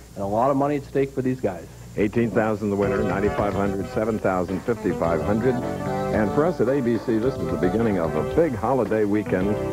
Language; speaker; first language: English; native; English